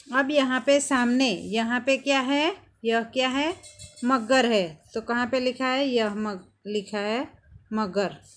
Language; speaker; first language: Hindi; non-native, local second language; Gujarati